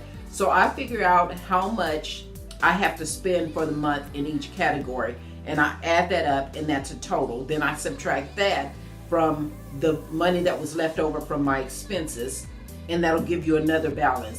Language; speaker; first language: English; native; English